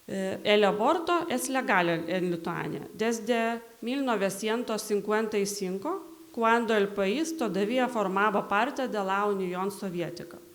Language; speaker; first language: Spanish; non-native, learner; Lithuanian